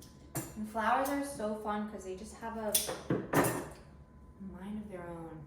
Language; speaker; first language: English; native; English